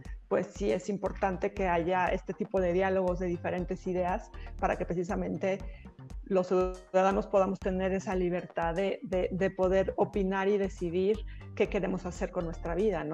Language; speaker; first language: Spanish; native; Spanish